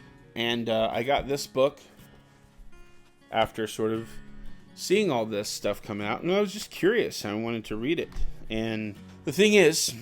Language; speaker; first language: English; native; English